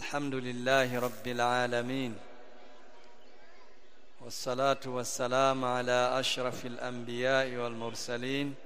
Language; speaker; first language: Arabic; non-native, fluent; Swahili